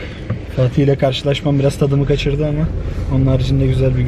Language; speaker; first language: Turkish; native; Turkish